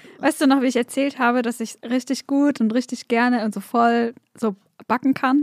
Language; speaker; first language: German; native; German